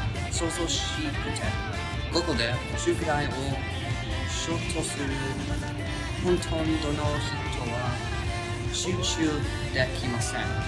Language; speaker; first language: Japanese; non-native, learner; English